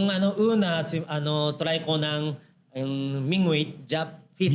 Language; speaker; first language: Filipino; non-native, learner; Japanese